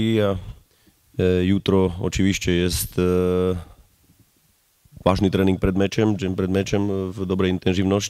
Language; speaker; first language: Polish; non-native, learner; Slovak